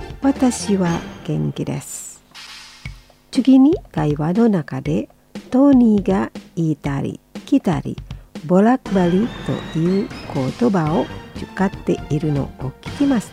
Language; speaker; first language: Japanese; non-native, fluent; Indonesian